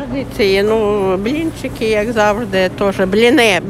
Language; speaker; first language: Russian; non-native, local second language; Ukrainian